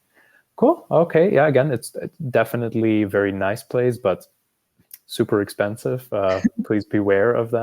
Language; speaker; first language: English; non-native, fluent; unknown